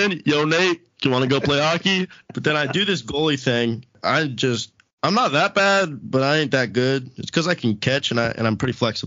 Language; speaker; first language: English; native; English